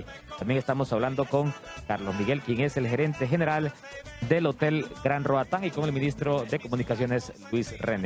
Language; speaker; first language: Spanish; native; Spanish